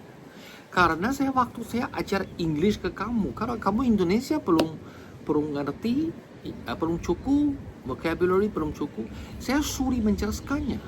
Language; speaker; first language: Indonesian; non-native, fluent; Chinese